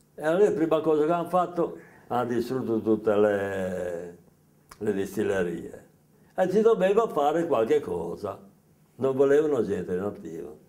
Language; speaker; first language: Italian; native; Italian